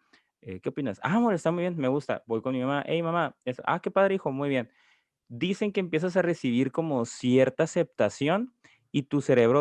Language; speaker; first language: Spanish; native; Spanish